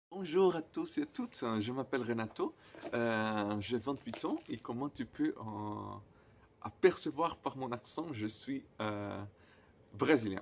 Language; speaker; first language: French; non-native, fluent; Portuguese